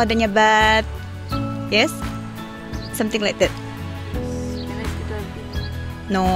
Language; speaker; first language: English; non-native, learner; Indonesian